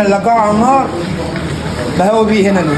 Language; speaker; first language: Arabic; native; Arabic